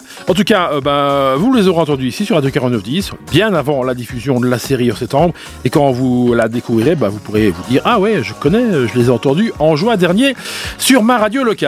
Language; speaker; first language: French; native; French